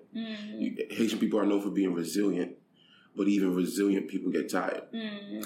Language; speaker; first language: English; native; English